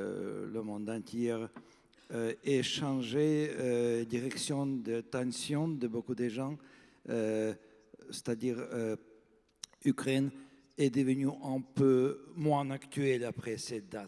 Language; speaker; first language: French; non-native, fluent; Russian